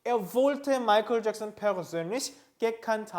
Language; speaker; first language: German; non-native, fluent; Korean